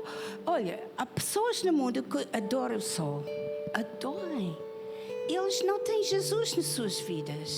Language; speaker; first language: Portuguese; non-native, fluent; English